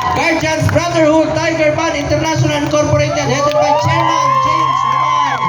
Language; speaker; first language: Filipino; native; Filipino